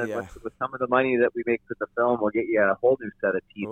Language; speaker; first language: English; native; English